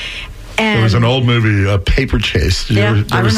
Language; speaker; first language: English; native; English